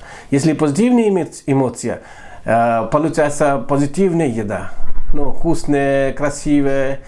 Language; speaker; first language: Russian; non-native, learner; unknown